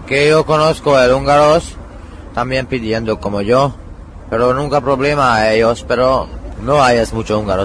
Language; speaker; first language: Spanish; non-native, learner; Hungarian